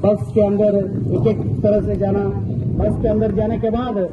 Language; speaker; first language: Hindi; non-native, local second language; Kannada